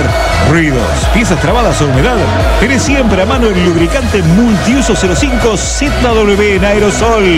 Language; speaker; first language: Spanish; native; Spanish